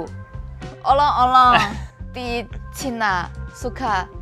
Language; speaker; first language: Indonesian; non-native, learner; Chinese